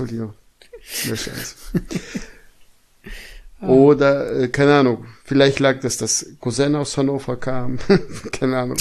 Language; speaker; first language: German; early bilingual, other home language; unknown